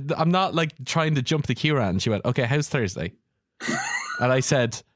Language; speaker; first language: English; native; English